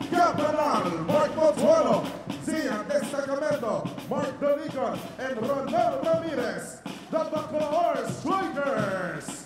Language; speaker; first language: English; non-native, local second language; Filipino